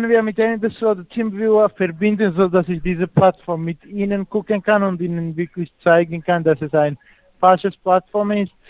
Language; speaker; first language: German; non-native, fluent; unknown